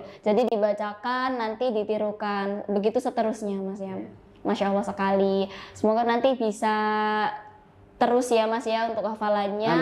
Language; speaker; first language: Indonesian; native; Indonesian